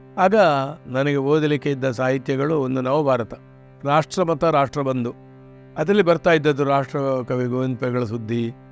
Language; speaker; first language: Kannada; non-native, local second language; Marathi